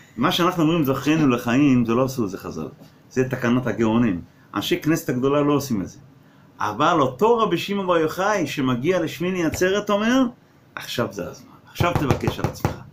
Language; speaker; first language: Hebrew; non-native, fluent; English